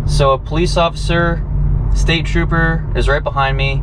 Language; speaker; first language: English; native; English